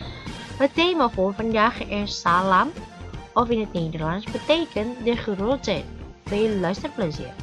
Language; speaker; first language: Dutch; non-native, fluent; Indonesian